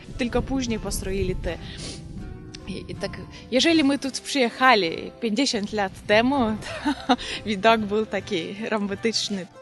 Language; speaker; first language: Polish; non-native, learner; Russian